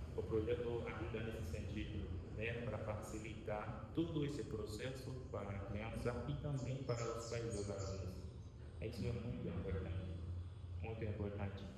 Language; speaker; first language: Portuguese; non-native, fluent; Haitian Creole